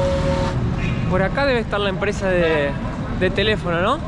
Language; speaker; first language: Spanish; native; Spanish